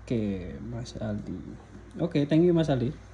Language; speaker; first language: English; non-native, learner; Indonesian